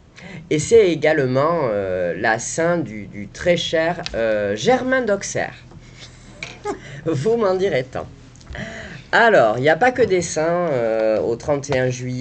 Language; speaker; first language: French; native; French